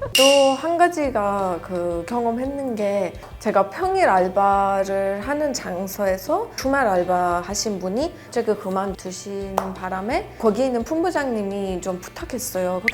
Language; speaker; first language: Korean; non-native, fluent; Persian